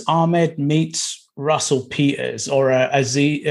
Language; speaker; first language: English; native; English